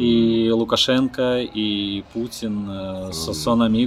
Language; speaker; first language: Spanish; non-native, learner; Russian